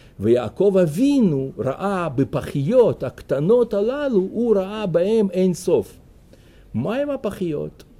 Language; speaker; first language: Hebrew; non-native, fluent; Russian